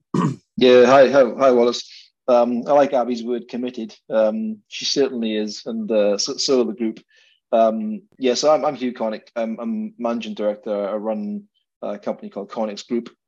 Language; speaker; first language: English; native; English